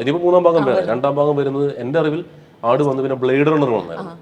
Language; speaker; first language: Malayalam; native; Malayalam